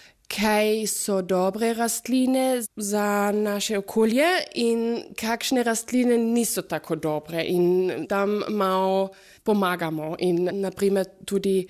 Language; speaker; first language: Slovenian; non-native, fluent; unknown